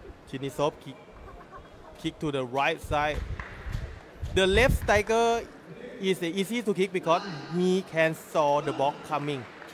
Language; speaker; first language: English; non-native, learner; Thai